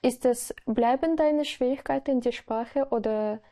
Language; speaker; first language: German; non-native, learner; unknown